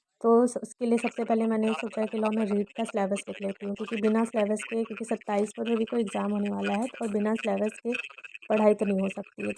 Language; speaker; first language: Hindi; native; Hindi